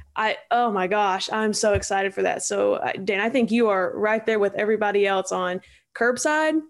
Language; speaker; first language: English; native; English